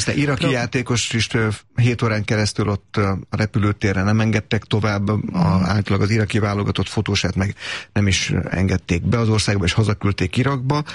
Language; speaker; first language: Hungarian; native; Hungarian